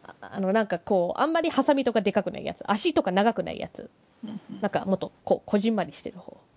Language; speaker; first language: Japanese; early bilingual, heritage; Japanese